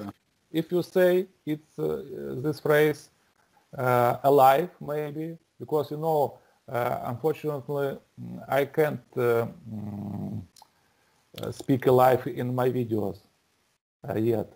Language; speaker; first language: English; non-native, learner; Russian